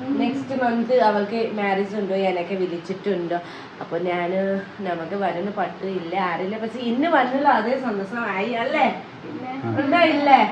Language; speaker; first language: Malayalam; non-native, learner; Nepali